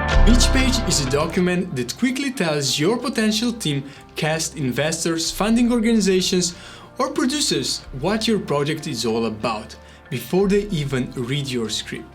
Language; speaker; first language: English; non-native, fluent; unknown